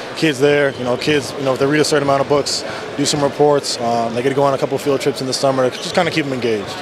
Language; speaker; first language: English; native; English